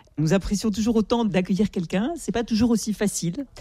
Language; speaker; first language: French; native; French